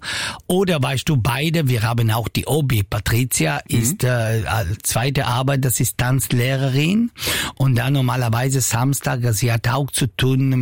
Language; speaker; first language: German; non-native, learner; Italian